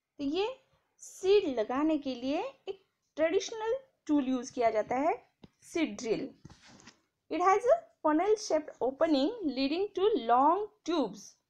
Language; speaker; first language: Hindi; non-native, local second language; Marathi